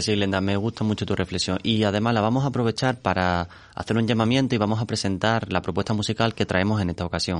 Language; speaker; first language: Spanish; native; Spanish